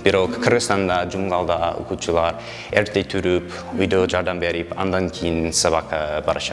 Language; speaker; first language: Kyrgyz; non-native, learner; English